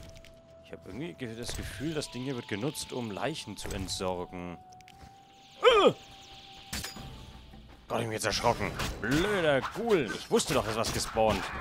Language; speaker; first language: German; native; German